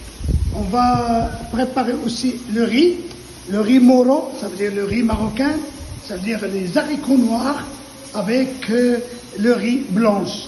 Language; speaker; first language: French; non-native, local second language; Arabic